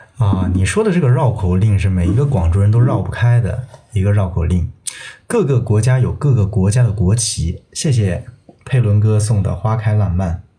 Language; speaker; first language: Chinese; non-native, local second language; Cantonese